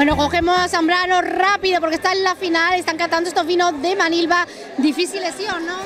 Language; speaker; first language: Spanish; native; Spanish